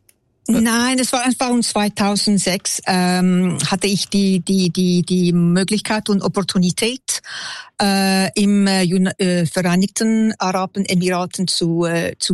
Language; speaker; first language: German; non-native, local second language; French